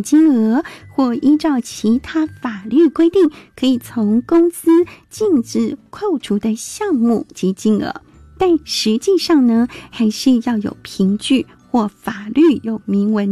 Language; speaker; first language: Chinese; native; Chinese